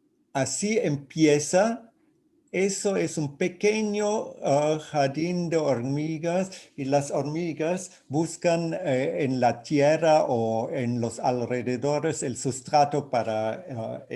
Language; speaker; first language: Spanish; non-native, fluent; German